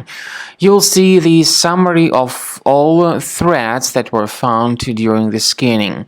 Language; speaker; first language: English; non-native, fluent; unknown